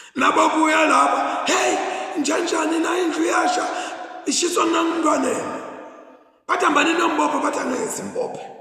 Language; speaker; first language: Zulu; non-native, local second language; Swati